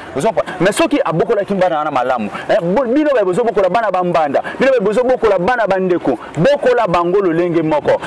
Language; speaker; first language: Lingala; native; Lingala